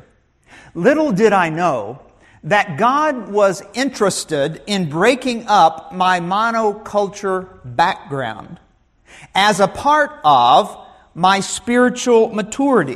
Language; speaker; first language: English; native; English